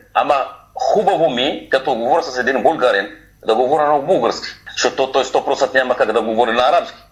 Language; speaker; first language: Bulgarian; non-native, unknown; Arabic